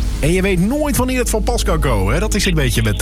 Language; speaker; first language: Dutch; native; Dutch